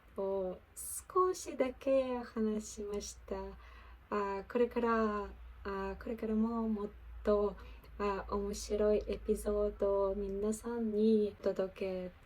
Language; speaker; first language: Japanese; non-native, learner; Ukrainian